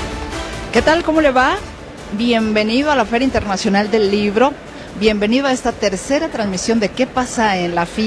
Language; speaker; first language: Spanish; native; Spanish